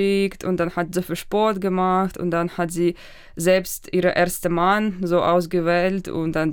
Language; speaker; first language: German; non-native, fluent; Russian